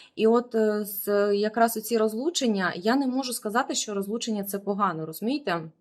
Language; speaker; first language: Ukrainian; non-native, local second language; Russian